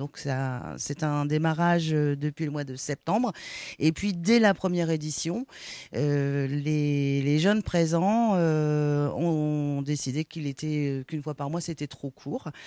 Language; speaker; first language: French; native; French